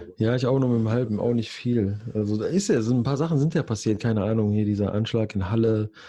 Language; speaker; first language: German; early bilingual, other home language; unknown